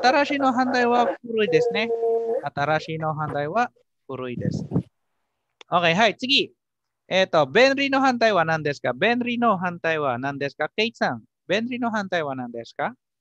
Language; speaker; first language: Japanese; non-native, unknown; Filipino